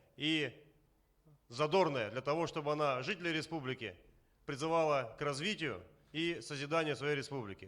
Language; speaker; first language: Russian; native; Russian